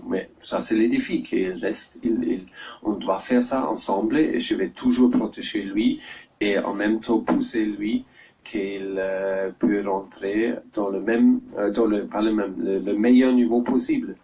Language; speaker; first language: French; non-native, learner; German